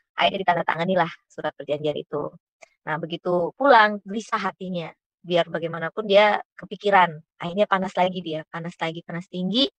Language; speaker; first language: Indonesian; native; Indonesian